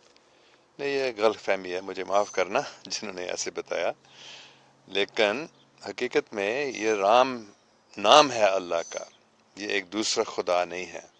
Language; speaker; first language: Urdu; non-native, fluent; English